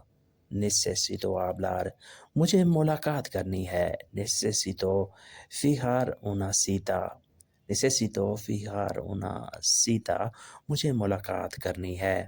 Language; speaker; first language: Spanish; non-native, learner; Urdu